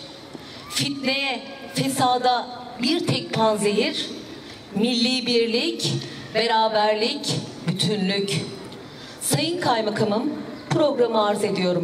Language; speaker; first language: Turkish; native; Turkish